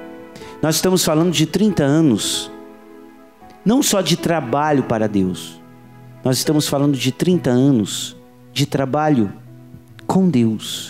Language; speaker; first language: Portuguese; native; Portuguese